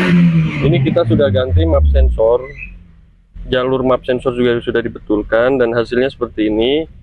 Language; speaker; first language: Indonesian; native; Indonesian